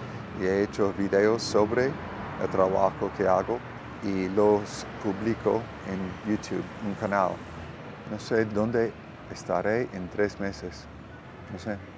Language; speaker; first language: Spanish; non-native, learner; English